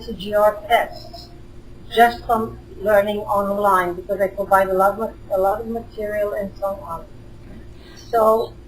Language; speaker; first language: English; non-native, fluent; Hebrew